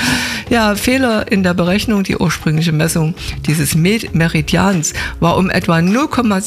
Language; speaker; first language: German; native; German